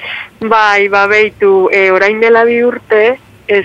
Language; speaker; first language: Basque; non-native, fluent; Spanish